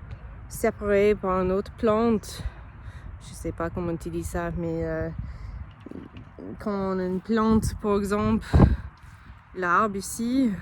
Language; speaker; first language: French; non-native, learner; English